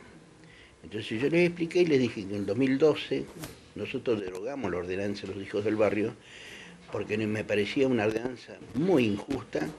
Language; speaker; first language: Spanish; native; Spanish